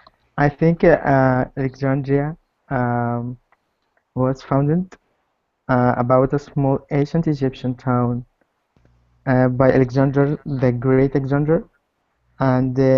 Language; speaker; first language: English; non-native, learner; Arabic